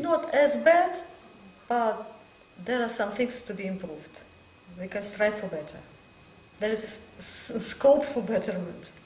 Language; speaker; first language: English; non-native, fluent; Russian